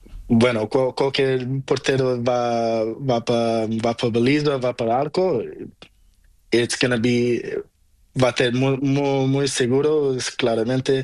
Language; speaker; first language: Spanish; non-native, learner; Portuguese